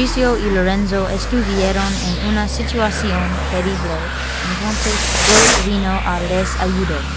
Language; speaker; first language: Spanish; non-native, learner; English